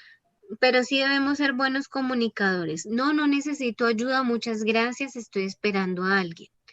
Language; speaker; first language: Spanish; native; Spanish